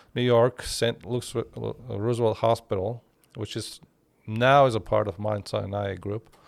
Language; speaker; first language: English; non-native, fluent; Turkish